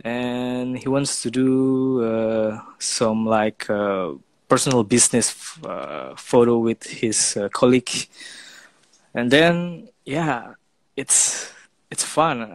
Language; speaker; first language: English; non-native, fluent; Indonesian